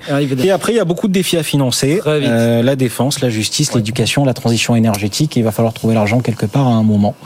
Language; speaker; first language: French; native; French